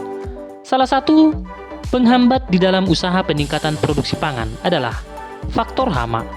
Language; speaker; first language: Indonesian; native; Indonesian